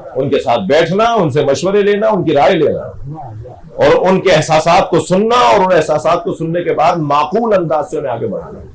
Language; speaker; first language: Urdu; native; Urdu